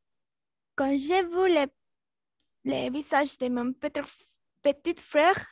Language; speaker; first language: French; non-native, learner; Spanish